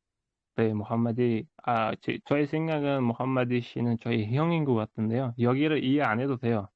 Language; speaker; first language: Korean; non-native, fluent; Uzbek